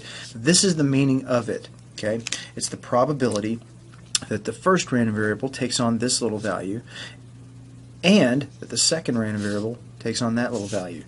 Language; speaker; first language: English; native; English